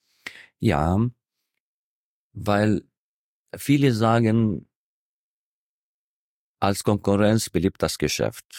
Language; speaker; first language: German; non-native, fluent; Arabic